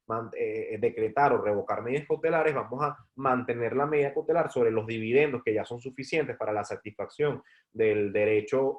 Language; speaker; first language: Spanish; native; Spanish